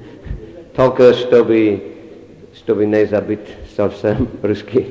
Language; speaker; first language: Russian; non-native, fluent; English